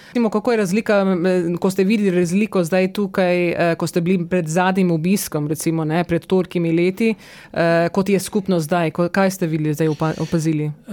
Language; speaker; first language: Slovenian; early bilingual, heritage; Slovenian